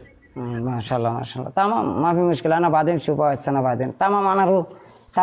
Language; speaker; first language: Arabic; non-native, learner; Bangla